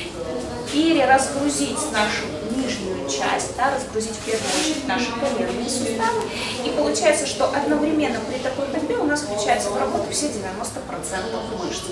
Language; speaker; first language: Russian; native; Russian